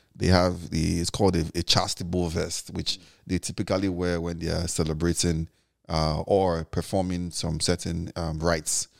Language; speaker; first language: English; non-native, local second language; Igbo